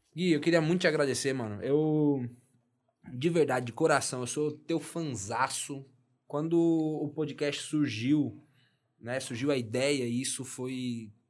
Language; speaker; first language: Portuguese; native; Portuguese